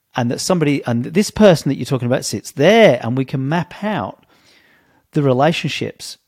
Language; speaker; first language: English; native; English